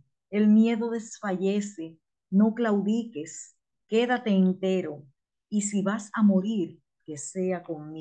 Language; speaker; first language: Spanish; native; Spanish